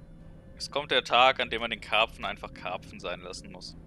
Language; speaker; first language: German; native; German